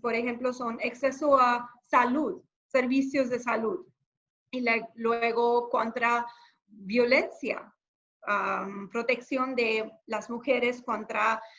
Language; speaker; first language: Spanish; non-native, fluent; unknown